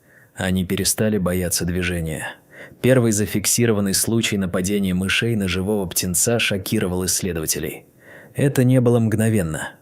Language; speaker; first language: Russian; native; Russian